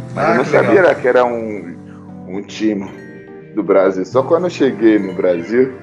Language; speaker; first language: Portuguese; non-native, fluent; Igbo